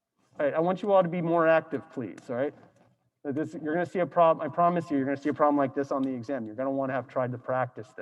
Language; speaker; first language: English; native; English